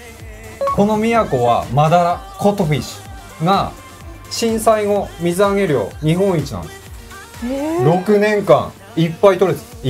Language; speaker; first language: Japanese; native; Japanese